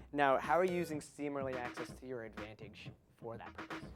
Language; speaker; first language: English; native; English